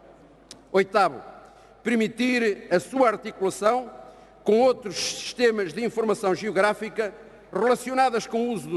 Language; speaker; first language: Portuguese; native; Portuguese